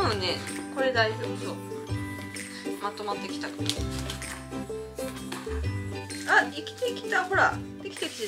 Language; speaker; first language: Japanese; native; Japanese